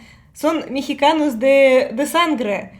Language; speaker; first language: Spanish; non-native, fluent; Russian